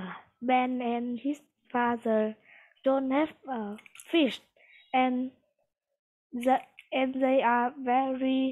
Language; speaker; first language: English; non-native, learner; Vietnamese